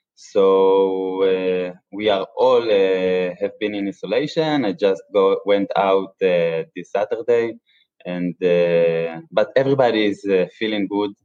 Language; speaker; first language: English; non-native, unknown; Hebrew